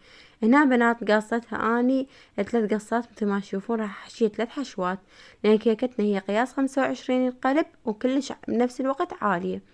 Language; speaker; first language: Arabic; native; Arabic